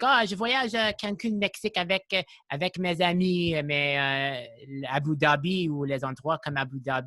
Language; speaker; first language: French; non-native, local second language; English